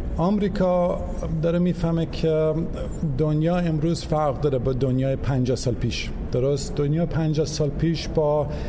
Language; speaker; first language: Persian; early bilingual, heritage; English